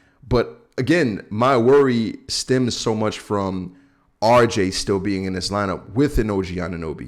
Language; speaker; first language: English; native; English